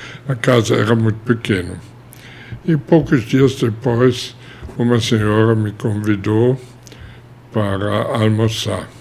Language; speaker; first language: Portuguese; non-native, fluent; German